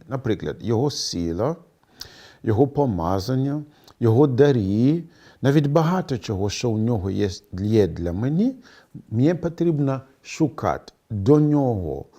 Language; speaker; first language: Ukrainian; non-native, fluent; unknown